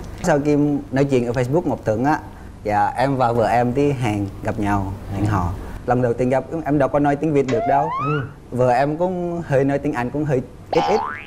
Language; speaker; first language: Vietnamese; non-native, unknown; Indonesian